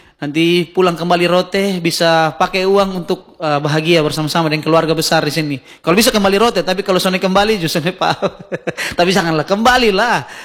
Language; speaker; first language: Indonesian; native; Indonesian